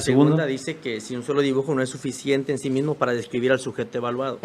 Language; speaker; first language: Spanish; native; Spanish